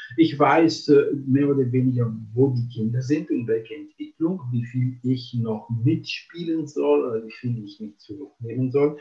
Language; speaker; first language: German; non-native, fluent; Italian